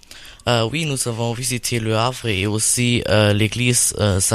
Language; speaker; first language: French; non-native, learner; German